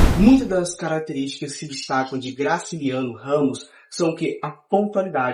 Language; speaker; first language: Portuguese; native; Portuguese